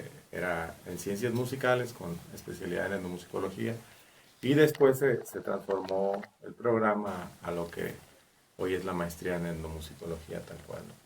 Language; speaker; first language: Spanish; native; Spanish